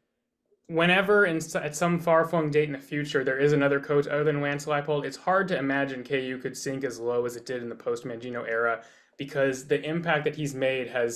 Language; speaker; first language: English; native; English